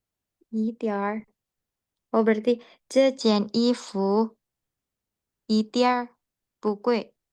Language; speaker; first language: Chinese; non-native, learner; Indonesian